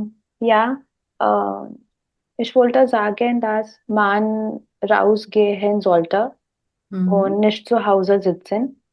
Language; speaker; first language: German; non-native, learner; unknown